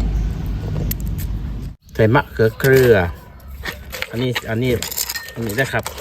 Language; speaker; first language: Thai; non-native, local second language; Northeastern Thai